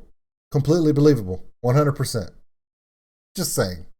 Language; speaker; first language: English; native; English